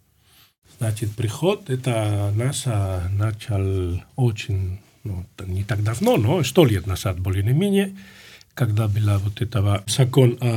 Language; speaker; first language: Russian; non-native, fluent; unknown